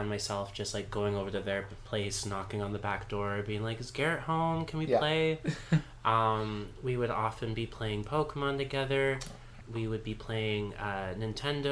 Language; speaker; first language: English; native; English